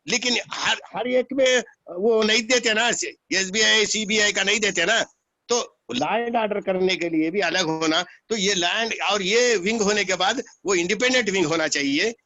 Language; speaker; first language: Hindi; non-native, local second language; Telugu